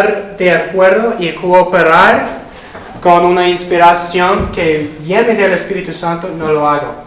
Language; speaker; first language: Spanish; non-native, fluent; English